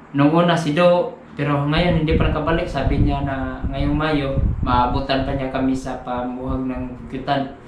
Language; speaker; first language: Filipino; non-native, local second language; Cebuano